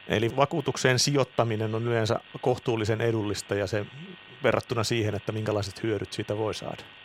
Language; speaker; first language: Finnish; native; Finnish